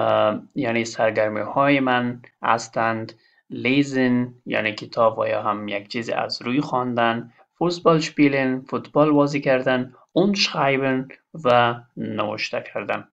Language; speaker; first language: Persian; non-native, local second language; Pashto